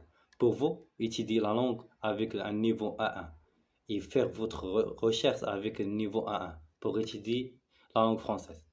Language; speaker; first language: French; non-native, learner; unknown